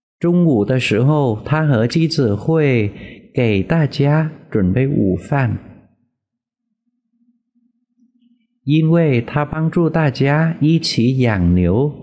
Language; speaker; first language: Chinese; non-native, fluent; Vietnamese